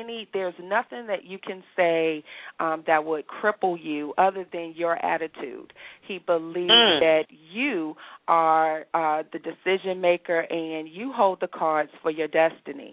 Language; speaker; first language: English; native; English